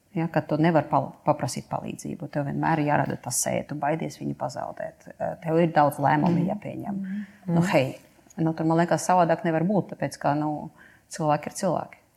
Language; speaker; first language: Latvian; non-native, local second language; Russian